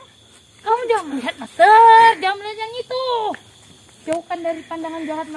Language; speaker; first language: Indonesian; native; Indonesian